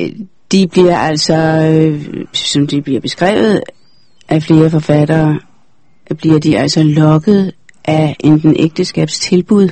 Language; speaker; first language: Danish; native; Danish